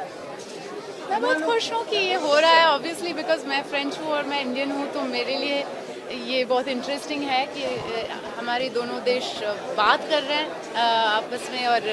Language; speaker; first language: Hindi; non-native, local second language; French